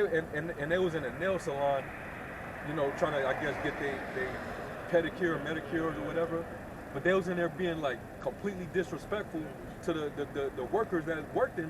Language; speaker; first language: English; native; English